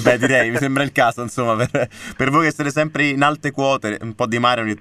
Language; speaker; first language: Italian; native; Italian